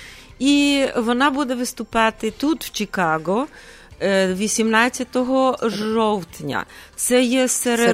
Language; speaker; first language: Ukrainian; early bilingual, heritage; Ukrainian